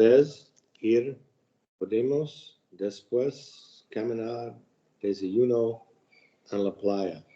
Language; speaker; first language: Spanish; non-native, learner; English